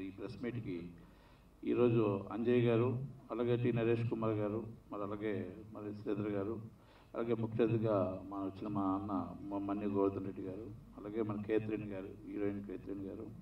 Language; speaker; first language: Telugu; native; Telugu